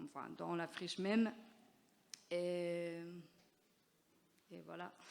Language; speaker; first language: French; non-native, fluent; Persian